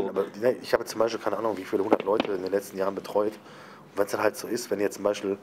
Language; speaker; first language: German; native; German